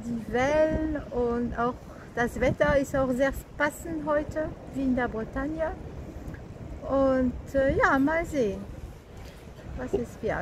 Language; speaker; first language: German; non-native, fluent; French